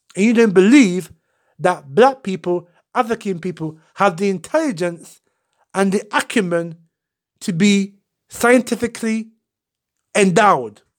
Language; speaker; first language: English; non-native, local second language; Akan